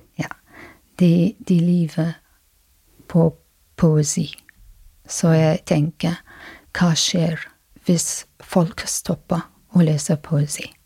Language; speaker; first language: Norwegian; non-native, learner; Arabic